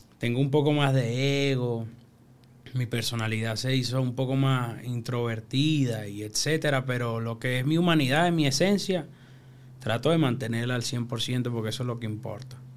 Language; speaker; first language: Spanish; native; Spanish